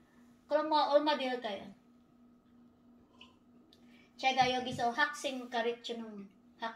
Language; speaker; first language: Korean; non-native, learner; Filipino